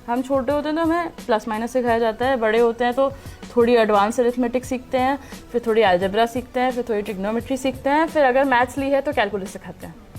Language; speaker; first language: Hindi; native; Hindi